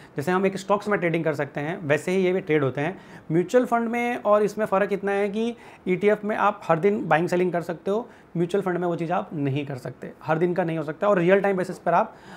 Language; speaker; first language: Hindi; native; Hindi